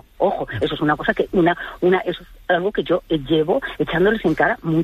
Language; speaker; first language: Spanish; native; Spanish